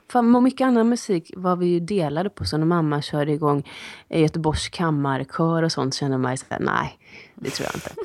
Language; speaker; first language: Swedish; native; Swedish